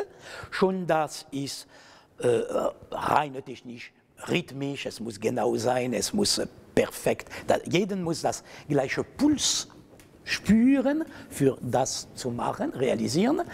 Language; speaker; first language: German; non-native, fluent; French